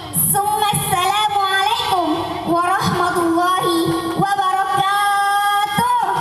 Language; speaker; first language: Arabic; non-native, learner; Indonesian